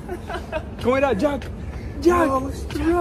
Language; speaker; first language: Spanish; native; Spanish